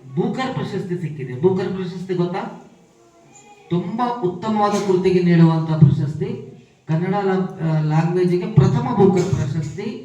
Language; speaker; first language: Kannada; non-native, local second language; Urdu